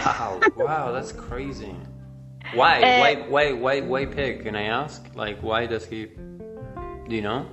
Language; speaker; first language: English; non-native, fluent; Spanish